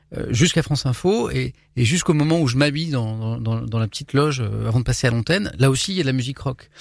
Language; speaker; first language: French; native; French